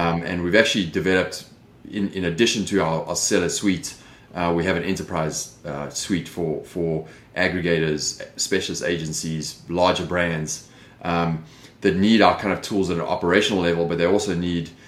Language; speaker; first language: English; native; English